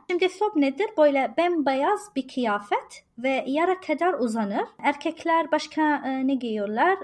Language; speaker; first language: Turkish; non-native, learner; Arabic